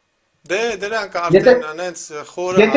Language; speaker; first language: Armenian; native; Armenian